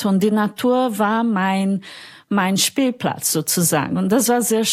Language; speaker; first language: German; non-native, fluent; Portuguese